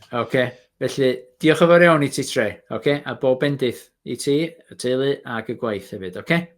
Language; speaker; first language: Welsh; native; Welsh